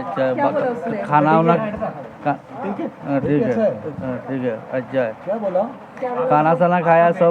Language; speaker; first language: Hindi; non-native, local second language; Bangla